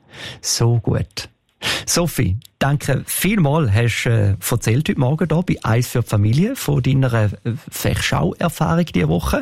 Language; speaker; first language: German; native; German